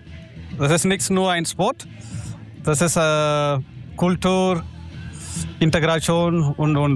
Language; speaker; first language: German; non-native, learner; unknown